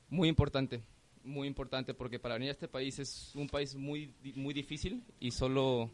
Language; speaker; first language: Spanish; native; Spanish